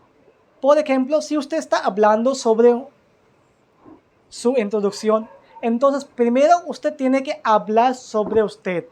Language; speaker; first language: Spanish; non-native, learner; Hindi